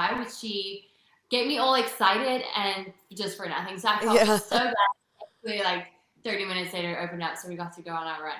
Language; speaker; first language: English; non-native, local second language; Afrikaans